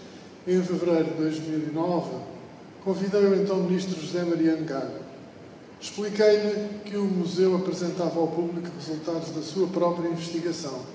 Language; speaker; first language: Portuguese; native; Portuguese